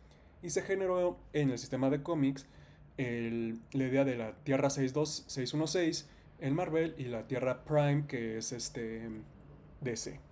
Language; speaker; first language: Spanish; native; Spanish